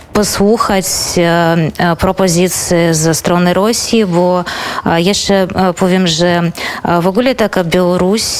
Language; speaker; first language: Polish; non-native, fluent; Belarusian